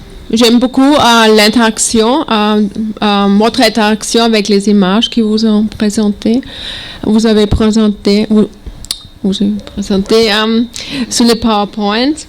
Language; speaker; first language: French; non-native, learner; German